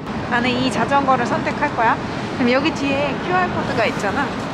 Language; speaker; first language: Korean; native; Korean